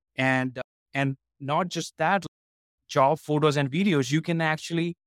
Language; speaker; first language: English; non-native, local second language; Hindi